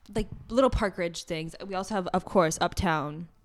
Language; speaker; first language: English; native; English